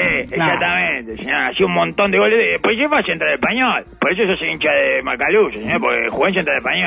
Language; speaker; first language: Spanish; native; Spanish